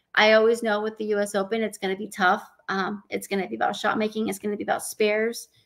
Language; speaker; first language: English; native; English